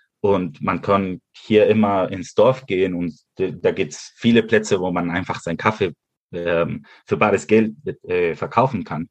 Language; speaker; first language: German; early bilingual, heritage; Spanish